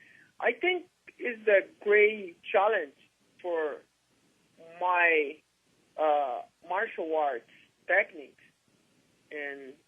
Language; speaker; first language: English; non-native, learner; Portuguese